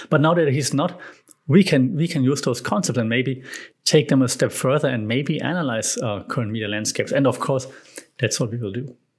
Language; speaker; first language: English; non-native, fluent; German